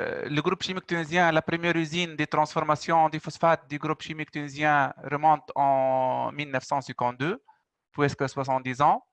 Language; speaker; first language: French; non-native, local second language; Arabic